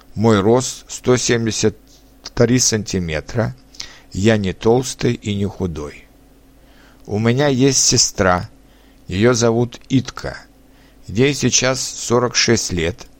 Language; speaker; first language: Russian; non-native, fluent; Czech